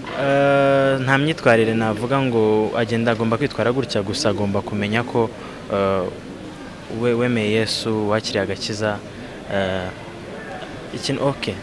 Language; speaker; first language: Kinyarwanda; native; Kinyarwanda